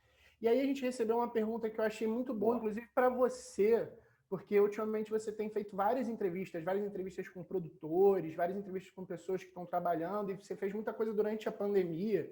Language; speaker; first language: Portuguese; native; Portuguese